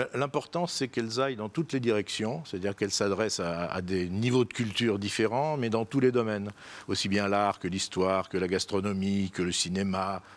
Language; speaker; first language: French; native; French